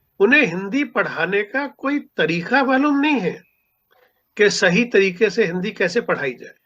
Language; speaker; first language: Hindi; non-native, local second language; Punjabi